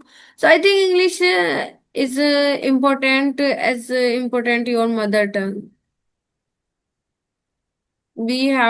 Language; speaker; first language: English; non-native, learner; Hindi